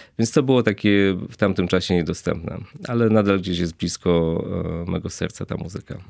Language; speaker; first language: Polish; native; Polish